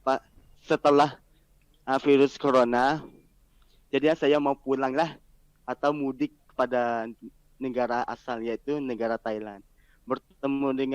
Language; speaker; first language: Indonesian; non-native, learner; Malay